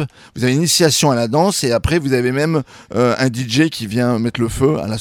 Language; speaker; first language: French; native; French